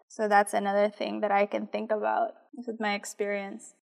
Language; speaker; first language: English; early bilingual, other home language; Filipino